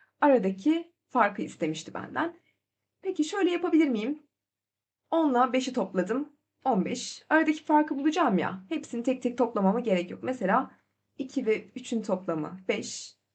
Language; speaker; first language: Turkish; native; Turkish